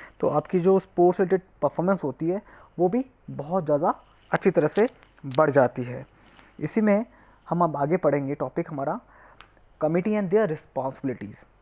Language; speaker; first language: Hindi; native; Hindi